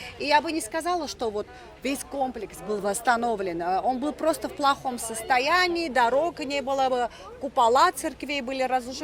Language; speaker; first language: Russian; non-native, local second language; Armenian